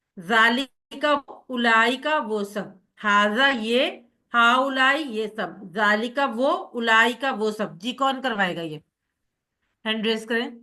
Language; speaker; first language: Urdu; native; Urdu